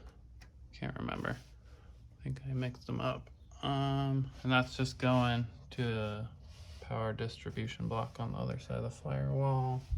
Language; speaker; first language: English; native; English